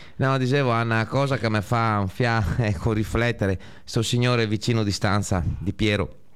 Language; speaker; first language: Italian; native; Italian